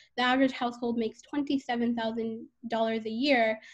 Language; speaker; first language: English; native; English